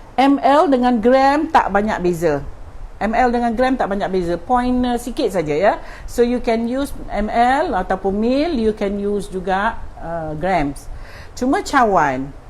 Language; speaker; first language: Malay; native; Malay